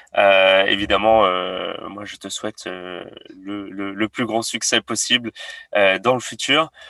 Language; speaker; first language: French; native; French